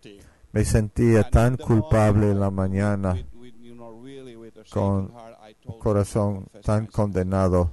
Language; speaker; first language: Spanish; non-native, fluent; Finnish